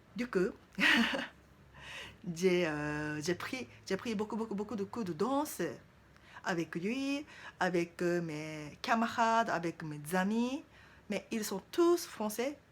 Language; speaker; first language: French; non-native, learner; Japanese